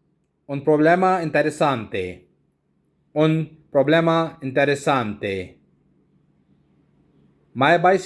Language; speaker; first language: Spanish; non-native, learner; Urdu